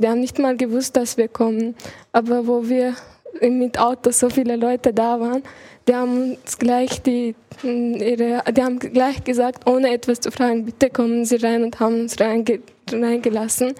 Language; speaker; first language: German; early bilingual, other home language; Chechen